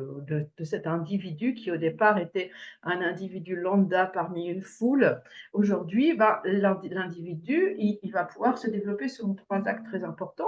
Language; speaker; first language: French; native; French